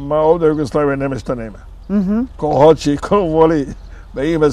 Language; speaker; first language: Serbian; non-native, fluent; Arabic